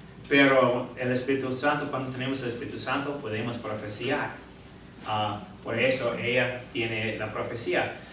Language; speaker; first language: Spanish; non-native, fluent; English